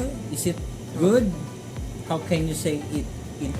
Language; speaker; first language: English; non-native, learner; Filipino